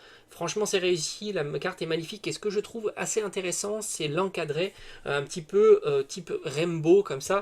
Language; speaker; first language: French; native; French